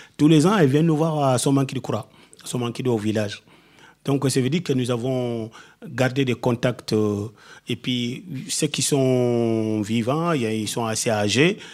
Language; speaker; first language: French; non-native, local second language; Soninke